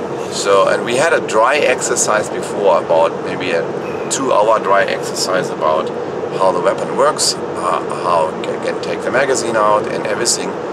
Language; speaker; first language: English; non-native, fluent; German